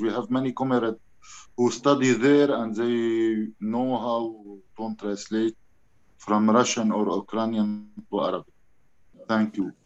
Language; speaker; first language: English; non-native, learner; Arabic